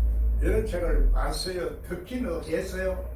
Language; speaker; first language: Korean; native; Korean